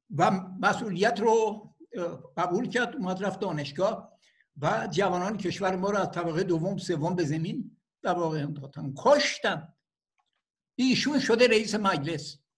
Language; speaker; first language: Persian; native; Persian